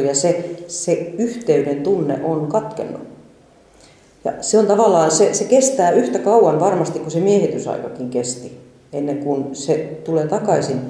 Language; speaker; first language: Finnish; native; Finnish